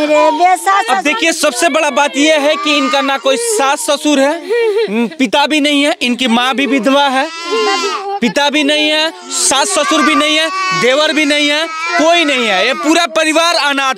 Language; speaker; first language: Hindi; native; Hindi